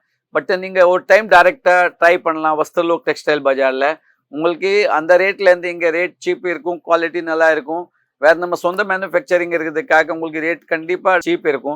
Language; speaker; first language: Tamil; non-native, fluent; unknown